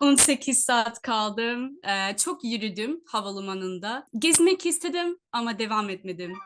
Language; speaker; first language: Turkish; non-native, fluent; Telugu